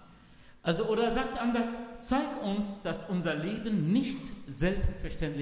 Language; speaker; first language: German; non-native, fluent; Arabic